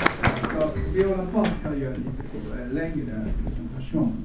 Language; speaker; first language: Swedish; non-native, fluent; Chinese